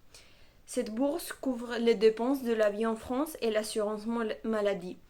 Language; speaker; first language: French; non-native, fluent; Spanish